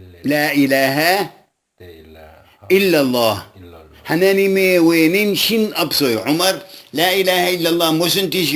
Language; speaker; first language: Korean; non-native, local second language; Arabic